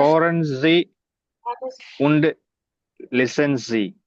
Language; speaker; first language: German; non-native, learner; Tamil